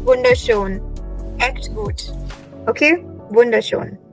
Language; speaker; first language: German; non-native, fluent; Hindi